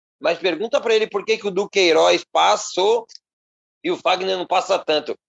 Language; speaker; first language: Portuguese; native; Portuguese